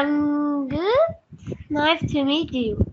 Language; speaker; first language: English; non-native, learner; Vietnamese